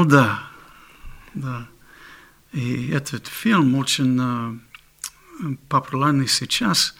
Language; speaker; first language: Russian; non-native, fluent; English